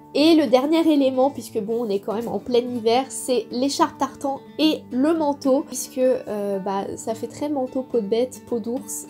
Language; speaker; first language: French; native; French